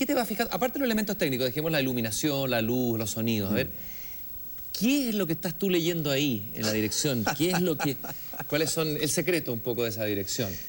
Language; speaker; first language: Spanish; native; Spanish